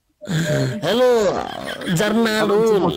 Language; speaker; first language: English; non-native, learner; Nepali